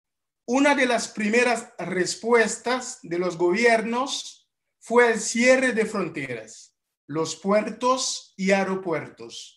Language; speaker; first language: Spanish; non-native, fluent; Haitian Creole